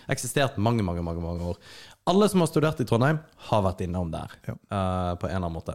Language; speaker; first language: Norwegian; native; Norwegian